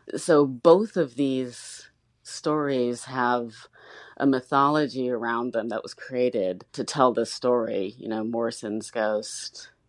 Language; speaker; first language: English; native; English